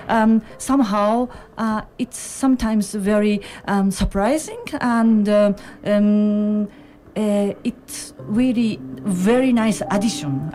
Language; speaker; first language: English; non-native, learner; Japanese